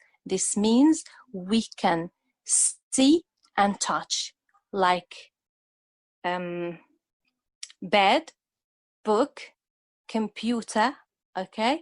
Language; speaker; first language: English; non-native, fluent; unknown